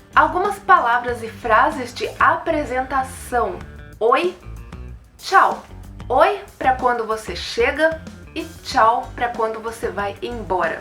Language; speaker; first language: Portuguese; native; Portuguese